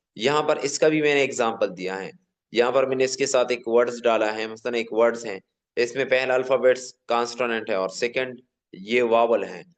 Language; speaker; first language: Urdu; non-native, local second language; Pashto